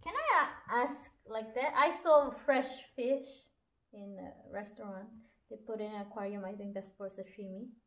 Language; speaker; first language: English; non-native, local second language; Cebuano